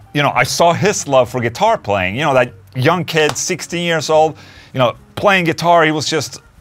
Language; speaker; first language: English; non-native, fluent; Swedish